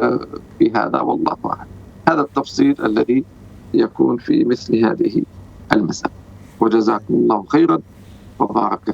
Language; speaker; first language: Arabic; native; Arabic